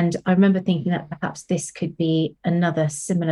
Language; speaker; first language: English; non-native, local second language; Tamil